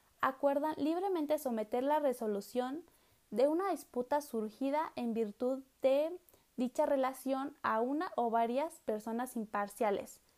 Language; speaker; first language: Spanish; native; Spanish